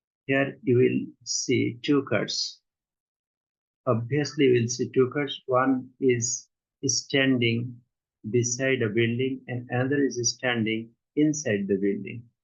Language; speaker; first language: English; non-native, local second language; Bangla